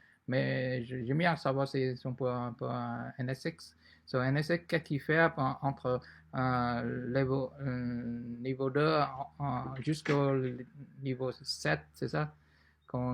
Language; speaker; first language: French; non-native, fluent; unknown